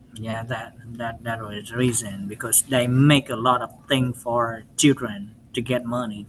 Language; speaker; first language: English; non-native, learner; Vietnamese